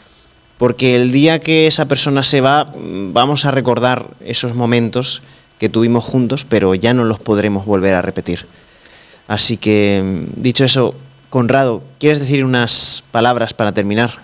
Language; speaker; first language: Spanish; native; Spanish